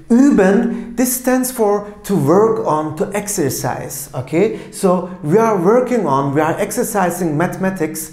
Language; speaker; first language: English; non-native, fluent; Turkish